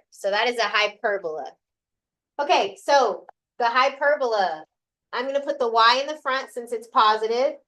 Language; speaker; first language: English; native; English